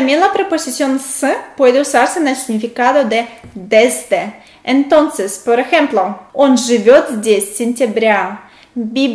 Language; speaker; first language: Spanish; non-native, fluent; Russian